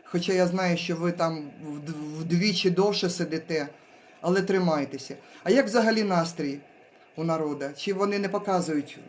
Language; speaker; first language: Ukrainian; native; Ukrainian